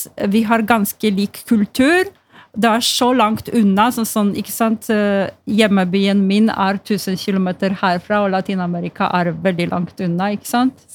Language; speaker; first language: Norwegian; non-native, fluent; Polish